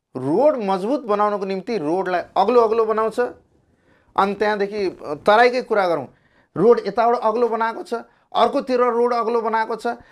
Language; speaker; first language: Nepali; non-native, local second language; Maithili